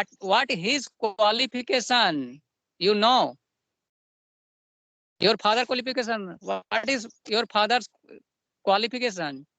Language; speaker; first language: English; non-native, learner; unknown